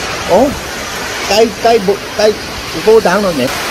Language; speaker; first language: Vietnamese; native; Vietnamese